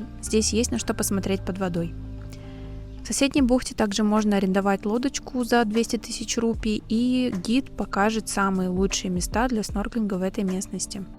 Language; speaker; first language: Russian; native; Russian